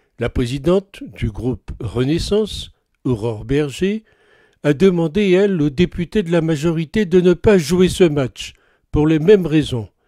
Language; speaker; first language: French; native; French